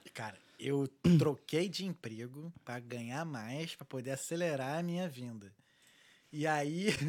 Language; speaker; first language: Portuguese; native; Portuguese